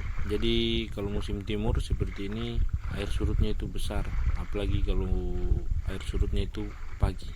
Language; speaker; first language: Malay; non-native, local second language; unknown